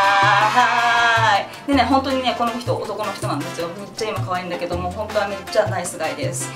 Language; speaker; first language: Japanese; native; Japanese